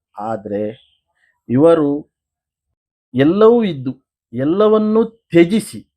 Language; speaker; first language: Kannada; non-native, local second language; Konkani